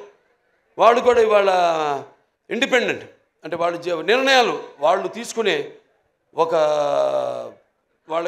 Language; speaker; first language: Telugu; native; Telugu